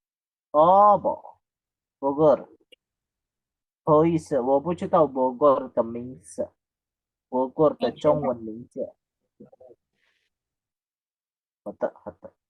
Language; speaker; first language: Chinese; non-native, fluent; Indonesian